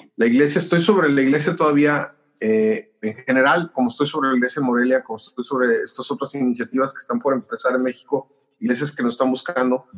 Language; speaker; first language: Spanish; native; Spanish